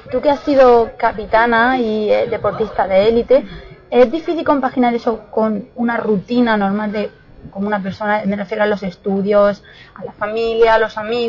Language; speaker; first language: Spanish; native; Spanish